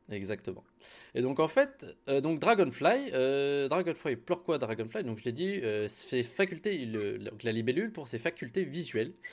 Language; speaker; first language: French; native; French